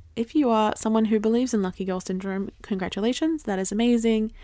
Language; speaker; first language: English; native; English